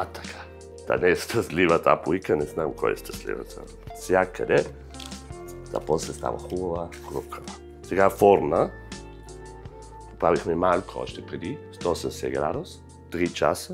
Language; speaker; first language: Bulgarian; non-native, fluent; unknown